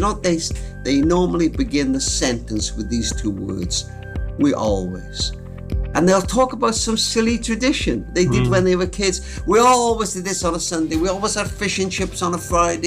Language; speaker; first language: English; native; English